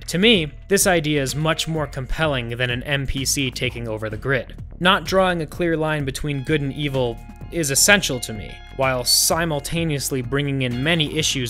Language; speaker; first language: English; native; English